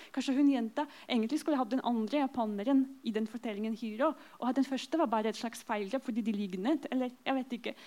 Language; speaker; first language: Norwegian; non-native, fluent; Polish